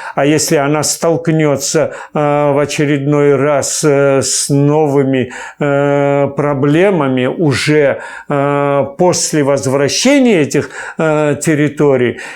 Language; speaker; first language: Russian; non-native, local second language; Crimean Tatar